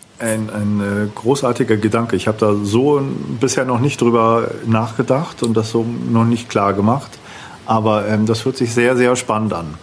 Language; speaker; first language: German; native; German